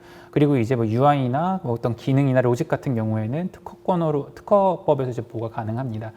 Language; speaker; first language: Korean; native; Korean